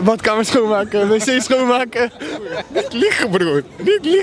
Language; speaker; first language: Dutch; native; Dutch